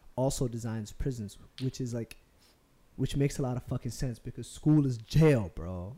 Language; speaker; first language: English; native; English